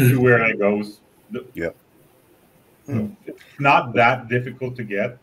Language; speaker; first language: English; native; English